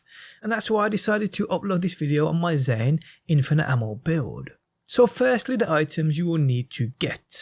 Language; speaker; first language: English; native; English